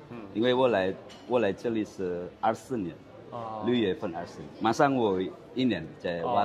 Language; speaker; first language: Chinese; non-native, learner; Indonesian